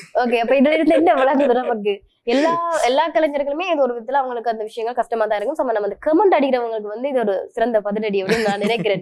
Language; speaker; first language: Tamil; native; Tamil